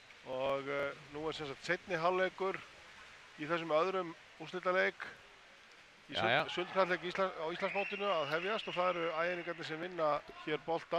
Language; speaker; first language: Icelandic; native; Icelandic